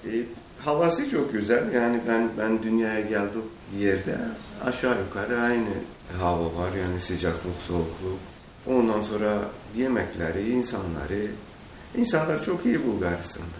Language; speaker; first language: Turkish; non-native, learner; Azerbaijani